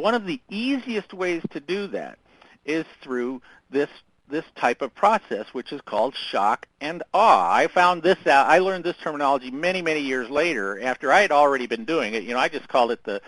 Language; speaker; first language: English; native; English